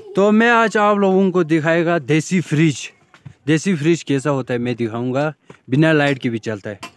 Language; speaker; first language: Hindi; native; Hindi